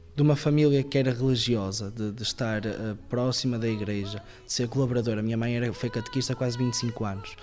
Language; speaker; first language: Portuguese; native; Portuguese